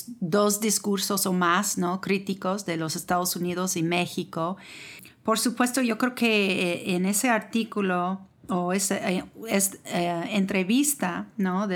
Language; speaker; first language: Spanish; non-native, fluent; English